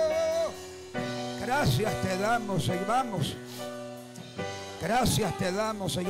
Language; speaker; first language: Spanish; native; Spanish